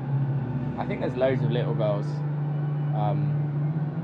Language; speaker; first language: English; native; English